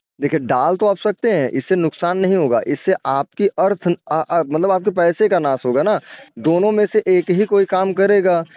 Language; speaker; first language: Hindi; native; Hindi